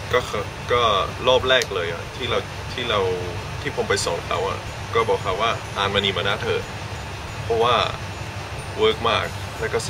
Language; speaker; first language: Thai; non-native, fluent; Dutch